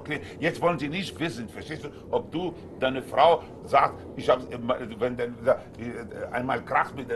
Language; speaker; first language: German; non-native, fluent; Spanish